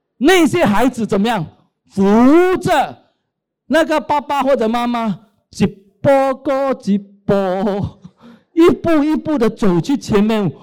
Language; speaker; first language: Chinese; native; Chinese